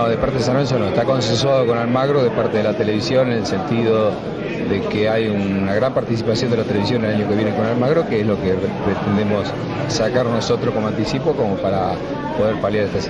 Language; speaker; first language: Spanish; native; Spanish